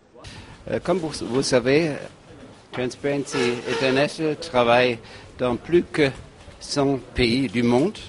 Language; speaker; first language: French; non-native, fluent; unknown